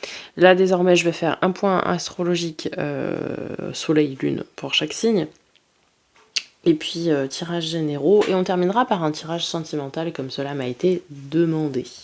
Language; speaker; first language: French; native; French